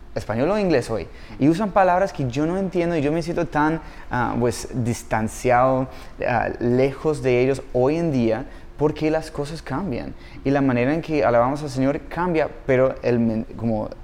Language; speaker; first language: Spanish; non-native, fluent; English